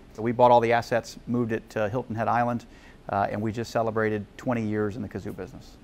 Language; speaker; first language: English; native; English